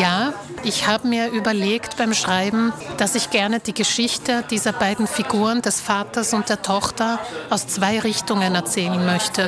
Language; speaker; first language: German; early bilingual, other home language; Slovak